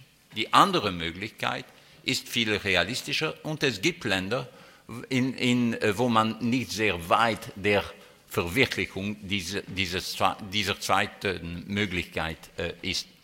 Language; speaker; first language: German; non-native, fluent; French